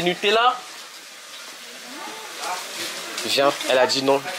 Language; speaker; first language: French; native; French